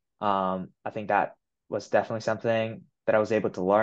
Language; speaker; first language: English; non-native, fluent; Japanese